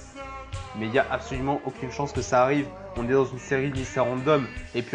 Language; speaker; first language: French; native; French